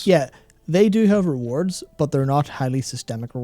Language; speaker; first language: English; native; English